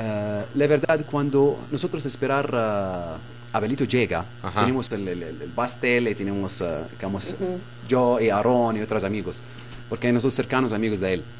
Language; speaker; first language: Spanish; non-native, learner; Arabic